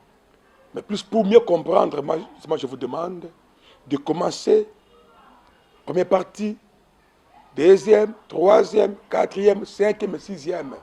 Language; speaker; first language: French; non-native, local second language; Lingala